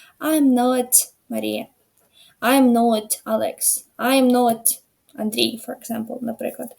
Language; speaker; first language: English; non-native, fluent; Ukrainian